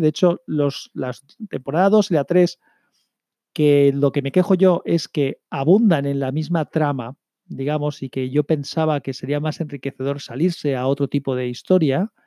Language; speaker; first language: Spanish; native; Spanish